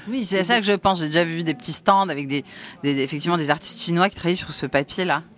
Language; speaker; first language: French; native; French